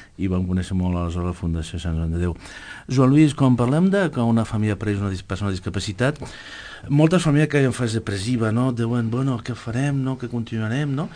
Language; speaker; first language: Catalan; native; Catalan